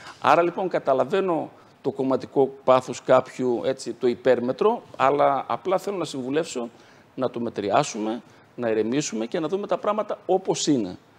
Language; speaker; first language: Greek; native; Greek